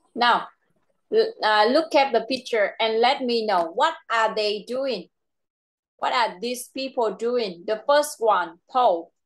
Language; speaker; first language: English; non-native, fluent; Vietnamese